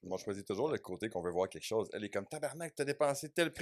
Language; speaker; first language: French; native; French